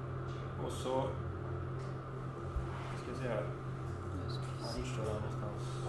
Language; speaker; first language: Swedish; native; Swedish